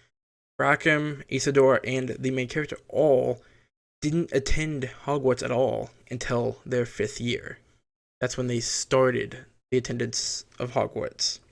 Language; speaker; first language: English; native; English